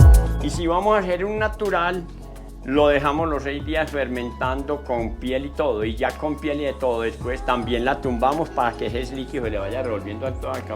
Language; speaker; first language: Spanish; native; Spanish